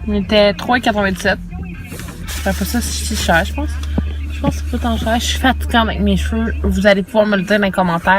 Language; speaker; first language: French; native; French